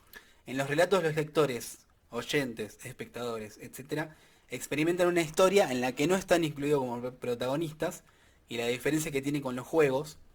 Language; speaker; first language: Spanish; native; Spanish